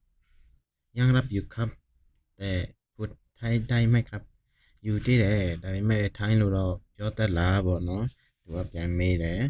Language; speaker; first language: Thai; non-native, fluent; Burmese